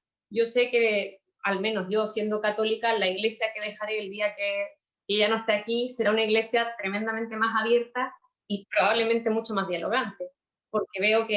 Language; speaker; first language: Spanish; native; Spanish